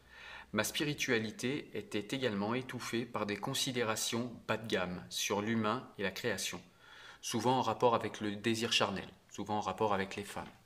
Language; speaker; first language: French; native; French